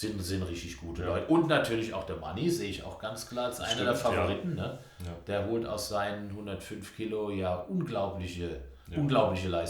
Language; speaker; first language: German; native; German